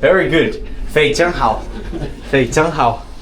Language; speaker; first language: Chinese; non-native, learner; Portuguese